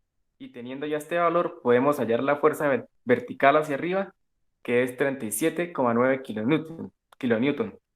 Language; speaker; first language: Spanish; native; Spanish